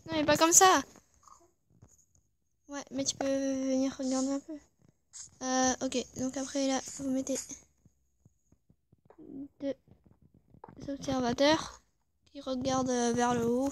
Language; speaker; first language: French; native; French